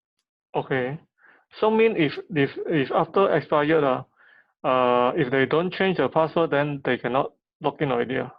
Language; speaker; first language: English; non-native, local second language; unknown